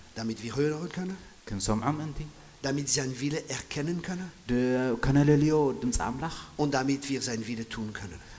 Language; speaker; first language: German; non-native, fluent; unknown